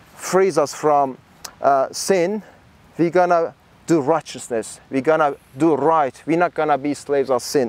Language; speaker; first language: English; non-native, fluent; Persian